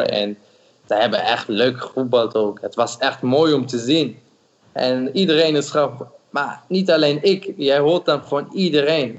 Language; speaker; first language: Dutch; non-native, fluent; German